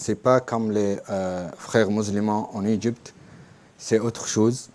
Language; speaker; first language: French; non-native, learner; Arabic